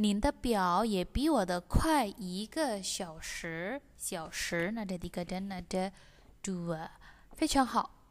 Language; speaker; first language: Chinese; non-native, fluent; Indonesian